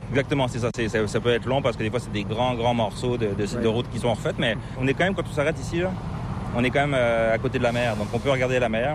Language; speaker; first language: French; native; French